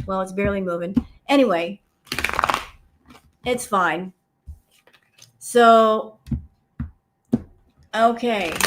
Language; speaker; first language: English; native; English